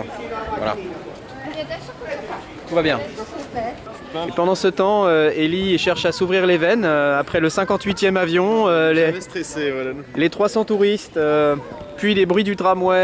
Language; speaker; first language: French; native; French